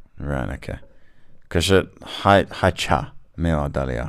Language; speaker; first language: Chinese; non-native, learner; English